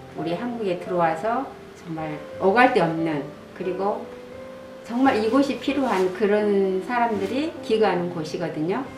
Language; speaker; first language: Korean; native; Korean